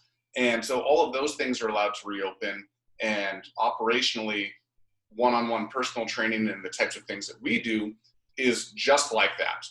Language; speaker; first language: English; native; English